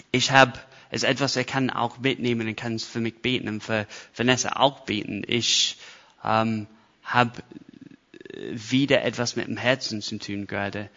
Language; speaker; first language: German; non-native, fluent; English